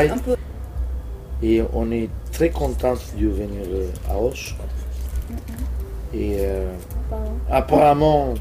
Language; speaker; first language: French; non-native, fluent; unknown